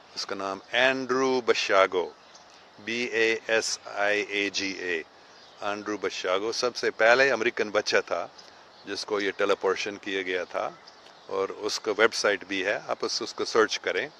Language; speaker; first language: Urdu; non-native, fluent; English